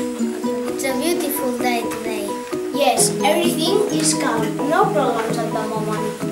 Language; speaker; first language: English; non-native, learner; Catalan